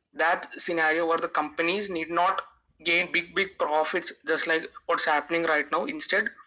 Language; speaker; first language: English; non-native, local second language; Malayalam